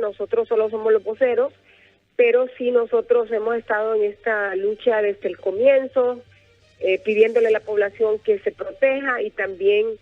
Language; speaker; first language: Spanish; native; Spanish